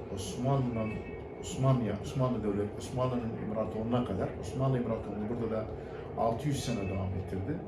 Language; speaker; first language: Turkish; early bilingual, heritage; Turkish